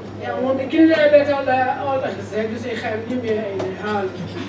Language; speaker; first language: Dutch; non-native, fluent; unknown